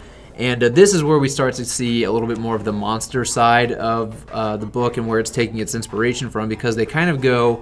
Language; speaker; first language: English; native; English